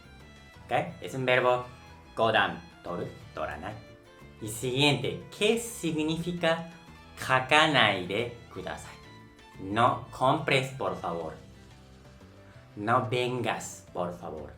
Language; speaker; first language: Spanish; non-native, local second language; Japanese